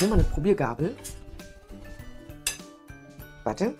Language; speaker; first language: German; native; German